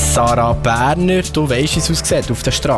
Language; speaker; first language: German; native; German